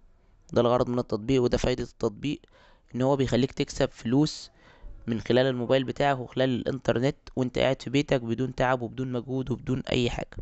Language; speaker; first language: Arabic; native; Arabic